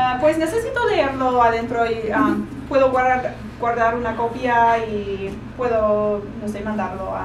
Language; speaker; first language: Spanish; non-native, learner; English